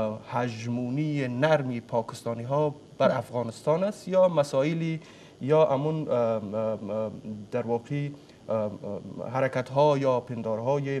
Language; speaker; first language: Persian; native; Persian